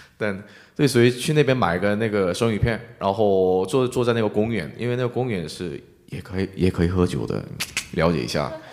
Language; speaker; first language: Chinese; non-native, fluent; Korean